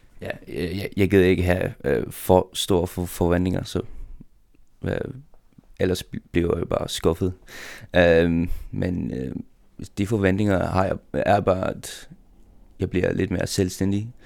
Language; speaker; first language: Danish; non-native, local second language; Faroese